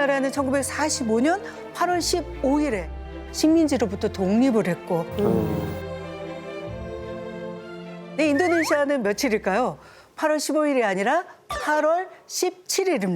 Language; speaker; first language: Korean; native; Korean